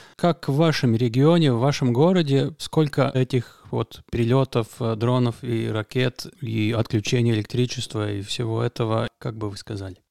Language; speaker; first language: Russian; non-native, local second language; Latvian